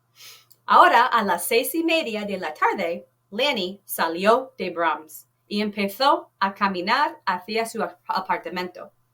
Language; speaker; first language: Spanish; non-native, fluent; English